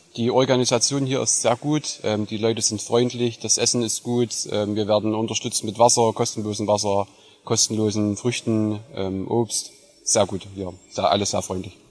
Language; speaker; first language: German; native; German